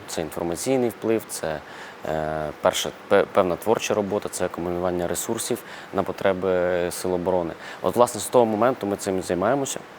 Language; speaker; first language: Ukrainian; non-native, local second language; Russian